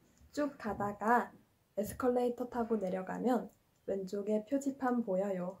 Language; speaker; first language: Korean; non-native, fluent; Chinese